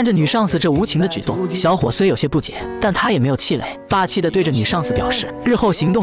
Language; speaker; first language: Chinese; native; Chinese